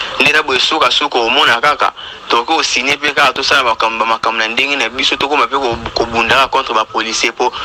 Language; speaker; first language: Lingala; native; Lingala